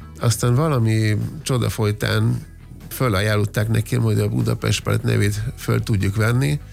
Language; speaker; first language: Hungarian; non-native, fluent; German